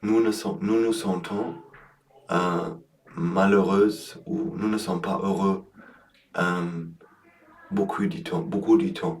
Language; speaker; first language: French; non-native, learner; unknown